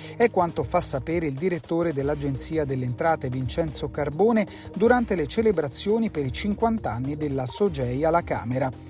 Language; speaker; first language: Italian; native; Italian